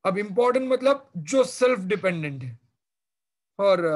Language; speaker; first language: Hindi; non-native, local second language; Marathi